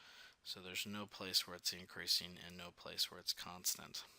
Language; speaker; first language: English; native; English